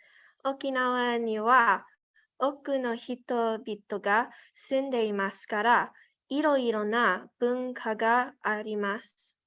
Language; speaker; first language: Japanese; non-native, learner; English